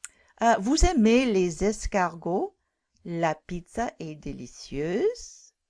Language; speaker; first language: French; non-native, fluent; English